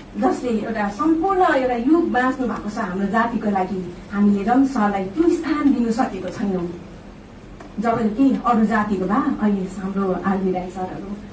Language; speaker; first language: Nepali; native; Nepali